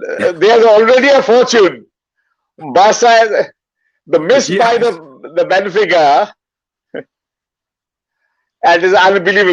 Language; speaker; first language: English; non-native, local second language; Bangla